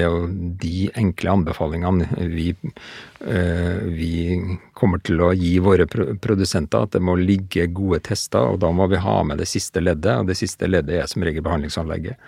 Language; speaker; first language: Norwegian; native; Norwegian